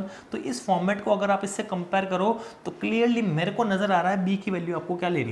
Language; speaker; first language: Hindi; native; Hindi